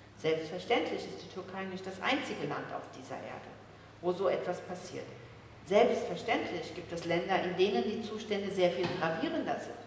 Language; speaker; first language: German; early bilingual, other home language; Turkish